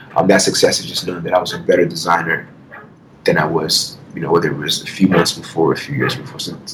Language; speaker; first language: English; early bilingual, other home language; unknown